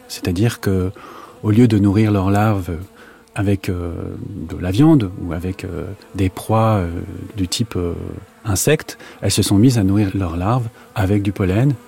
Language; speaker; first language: French; native; French